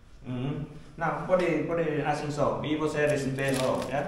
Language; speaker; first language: Portuguese; non-native, learner; Vietnamese